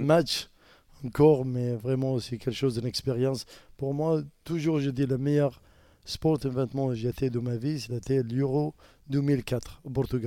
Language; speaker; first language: French; non-native, learner; Arabic